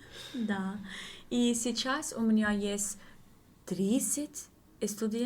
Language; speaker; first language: Russian; non-native, learner; English